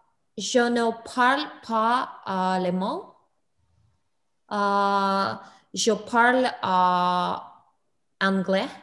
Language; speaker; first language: French; non-native, learner; English